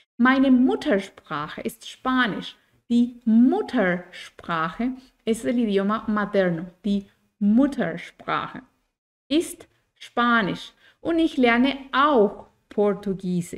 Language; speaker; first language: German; non-native, fluent; Spanish